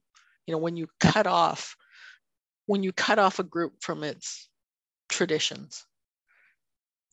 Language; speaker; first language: English; non-native, fluent; Chinese